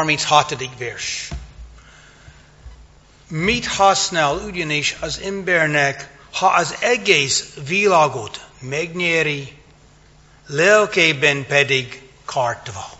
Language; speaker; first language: Hungarian; non-native, fluent; English